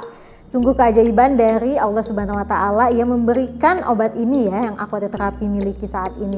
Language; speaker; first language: Indonesian; native; Indonesian